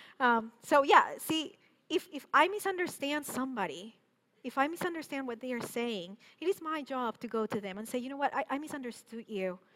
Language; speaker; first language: English; non-native, fluent; Spanish